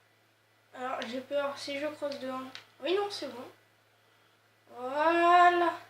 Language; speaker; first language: French; native; French